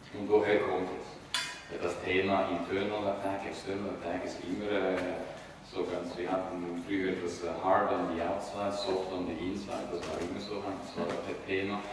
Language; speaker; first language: German; non-native, fluent; Italian